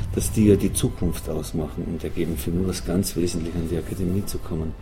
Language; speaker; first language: German; native; German